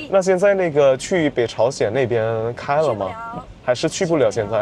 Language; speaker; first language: Chinese; non-native, fluent; Indonesian